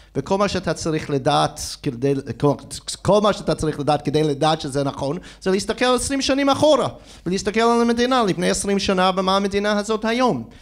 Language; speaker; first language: Hebrew; non-native, fluent; English